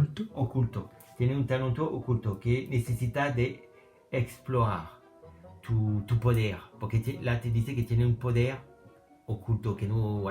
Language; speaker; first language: Spanish; non-native, learner; French